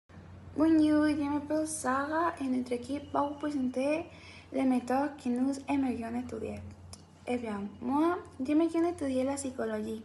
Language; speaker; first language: French; non-native, learner; Spanish